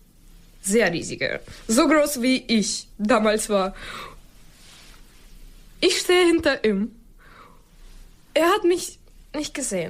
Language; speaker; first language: German; non-native, learner; Ukrainian